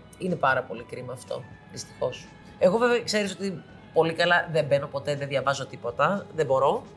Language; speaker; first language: Greek; early bilingual, heritage; Greek